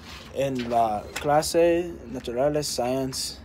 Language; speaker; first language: Spanish; non-native, learner; English